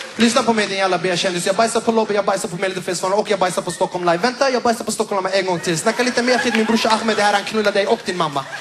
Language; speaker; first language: Swedish; early bilingual, other home language; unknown